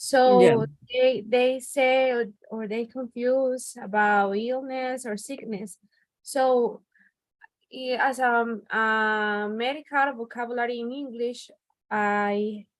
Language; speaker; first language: English; non-native, learner; Spanish